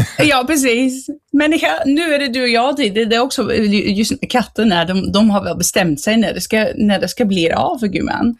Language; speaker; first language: Swedish; non-native, fluent; Dutch